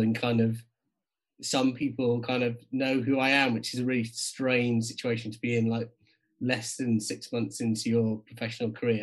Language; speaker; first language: English; native; English